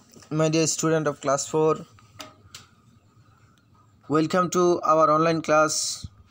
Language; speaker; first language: English; non-native, local second language; Bangla